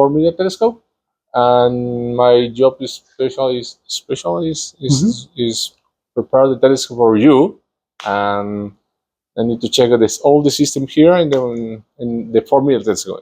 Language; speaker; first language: English; non-native, learner; Spanish